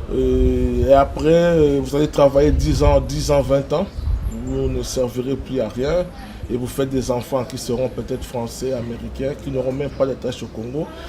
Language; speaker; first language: French; non-native, local second language; Lingala